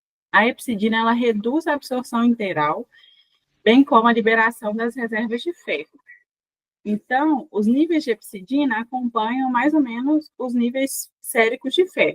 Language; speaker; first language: Portuguese; native; Portuguese